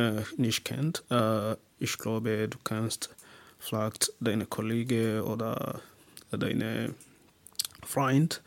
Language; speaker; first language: German; non-native, learner; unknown